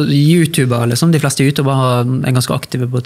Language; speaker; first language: Norwegian; native; Norwegian